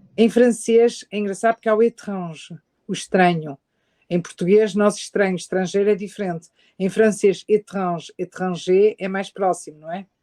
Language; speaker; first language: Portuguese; native; Portuguese